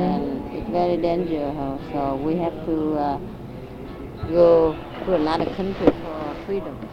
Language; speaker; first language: English; non-native, learner; Vietnamese